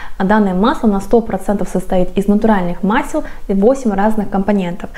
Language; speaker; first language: Russian; non-native, fluent; Korean